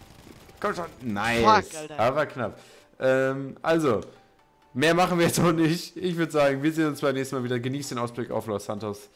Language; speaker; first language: German; native; German